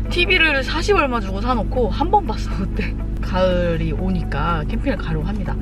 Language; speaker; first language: Korean; native; Korean